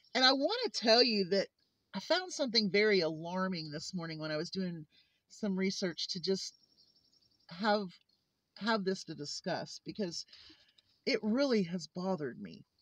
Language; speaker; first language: English; native; English